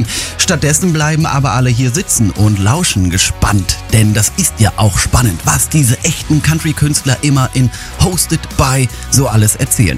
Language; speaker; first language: German; native; German